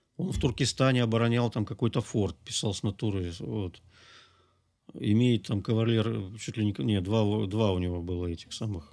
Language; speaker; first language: Russian; native; Russian